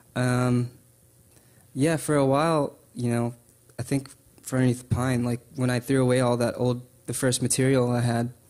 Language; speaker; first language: English; native; English